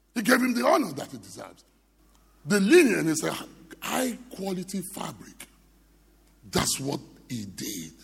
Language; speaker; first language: English; non-native, local second language; Yoruba